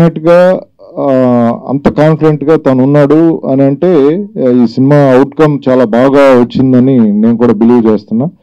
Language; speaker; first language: Telugu; native; Telugu